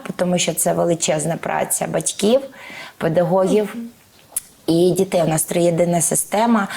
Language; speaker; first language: Ukrainian; native; Ukrainian